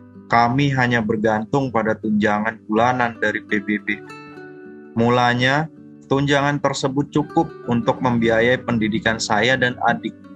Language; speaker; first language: Indonesian; non-native, fluent; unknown